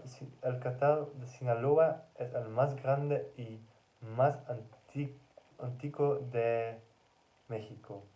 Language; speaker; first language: Spanish; non-native, learner; Dutch